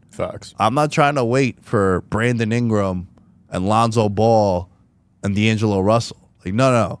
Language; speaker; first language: English; native; English